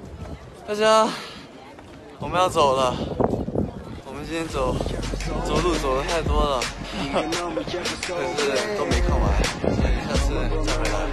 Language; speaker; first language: Chinese; early bilingual, heritage; Chinese